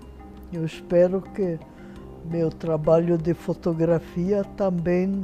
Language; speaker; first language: Portuguese; non-native, fluent; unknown